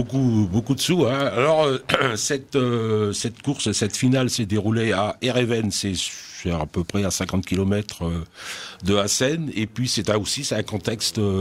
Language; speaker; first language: French; native; French